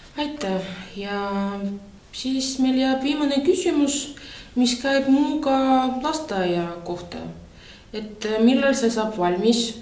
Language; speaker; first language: Estonian; non-native, local second language; Russian